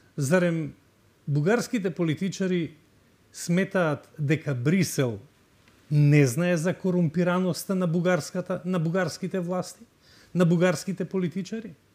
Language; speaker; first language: Macedonian; native; Macedonian